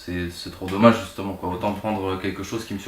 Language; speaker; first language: French; native; French